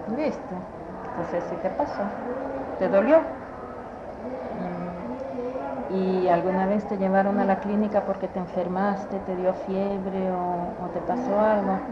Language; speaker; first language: Spanish; native; Spanish